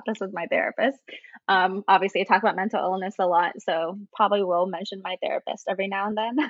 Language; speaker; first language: English; native; English